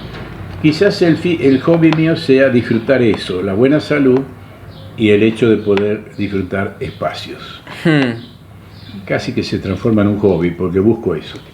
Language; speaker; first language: Spanish; native; Spanish